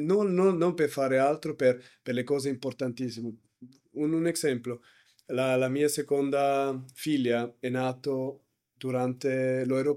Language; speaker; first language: Italian; non-native, learner; German